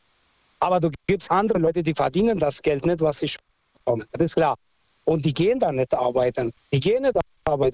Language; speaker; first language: German; non-native, local second language; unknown